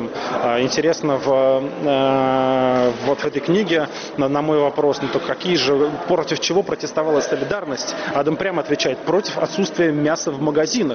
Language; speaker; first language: Russian; native; Russian